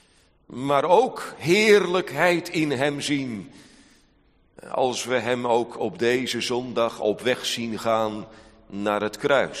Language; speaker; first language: Dutch; native; Dutch